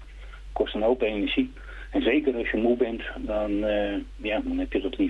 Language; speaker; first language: Dutch; native; Dutch